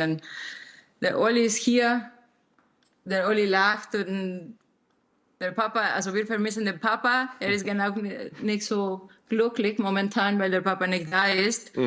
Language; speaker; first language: German; non-native, learner; Spanish